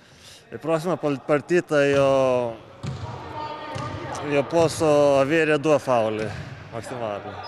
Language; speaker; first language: Italian; non-native, learner; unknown